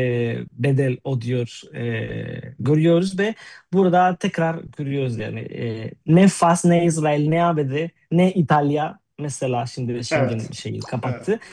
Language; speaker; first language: Turkish; non-native, fluent; Spanish